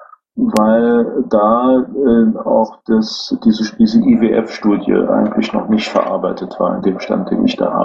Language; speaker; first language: German; native; German